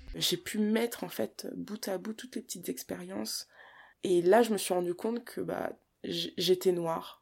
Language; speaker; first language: French; early bilingual, other home language; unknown